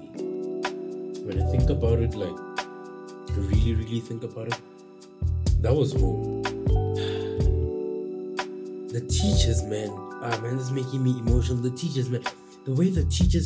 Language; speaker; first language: English; non-native, local second language; Southern Sotho